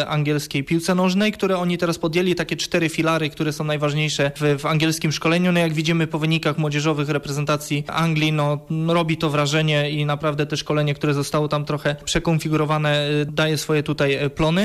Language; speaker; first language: Polish; native; Polish